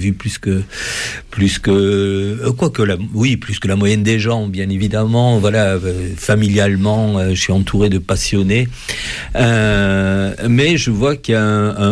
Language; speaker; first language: French; native; French